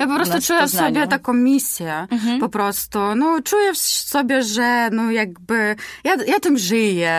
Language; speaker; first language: Polish; non-native, learner; Ukrainian